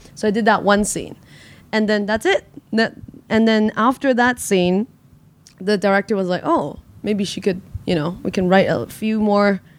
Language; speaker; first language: English; native; English